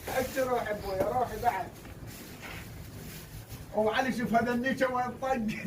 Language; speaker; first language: Arabic; native; Arabic